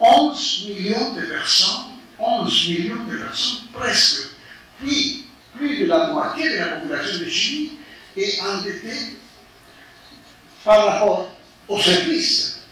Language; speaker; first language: French; non-native, fluent; Spanish